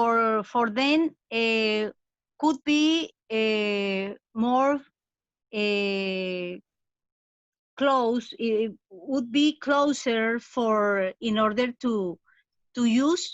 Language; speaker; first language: English; non-native, fluent; Spanish